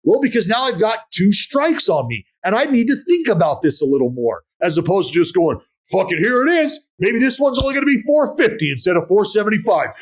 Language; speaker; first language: English; native; English